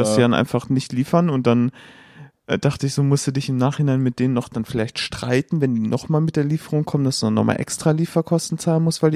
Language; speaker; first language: German; native; German